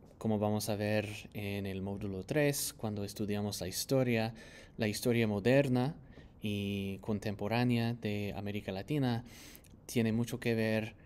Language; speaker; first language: Spanish; non-native, fluent; English